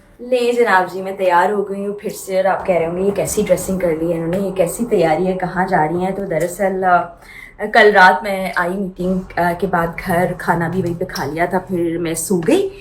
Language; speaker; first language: Urdu; native; Urdu